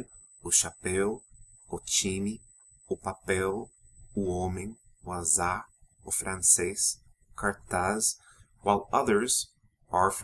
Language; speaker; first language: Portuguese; non-native, fluent; English